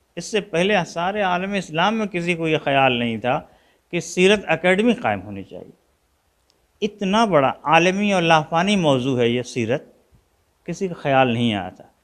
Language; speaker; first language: Urdu; native; Urdu